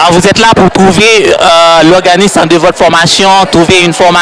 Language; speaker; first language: French; native; French